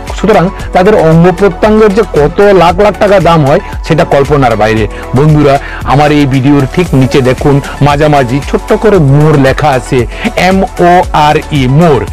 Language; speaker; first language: Bangla; non-native, local second language; Kok Borok